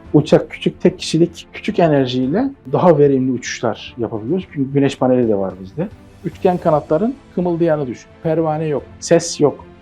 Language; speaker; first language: Turkish; native; Turkish